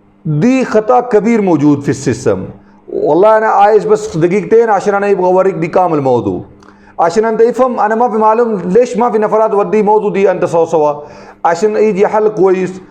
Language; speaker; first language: Arabic; non-native, learner; Urdu